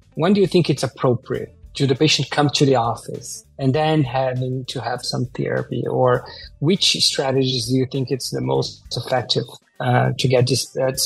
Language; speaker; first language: English; non-native, fluent; Portuguese